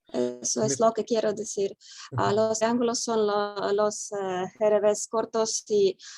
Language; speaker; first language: Spanish; non-native, fluent; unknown